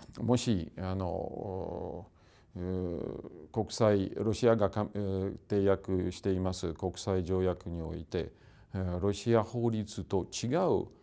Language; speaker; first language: Japanese; non-native, fluent; Russian